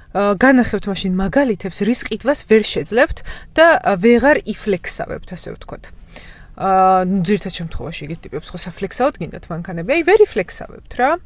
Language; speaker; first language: Georgian; native; Georgian